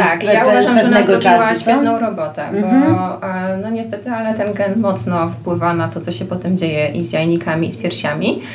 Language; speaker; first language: Polish; native; Polish